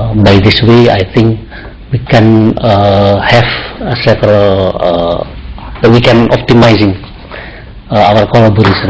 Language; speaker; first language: English; non-native, fluent; Indonesian